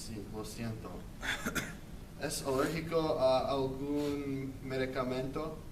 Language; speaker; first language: Spanish; non-native, learner; English